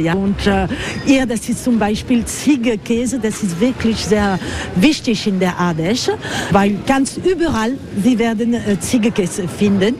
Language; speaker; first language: German; non-native, learner; French